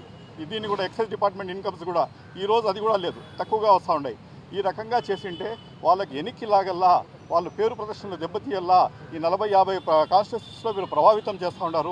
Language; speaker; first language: Telugu; native; Telugu